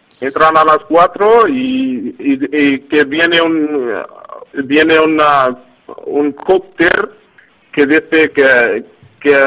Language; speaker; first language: Spanish; non-native, learner; Arabic